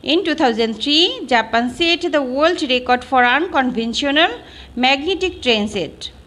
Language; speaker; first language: English; non-native, local second language; Bangla